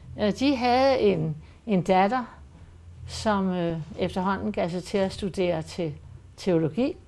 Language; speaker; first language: Danish; native; Danish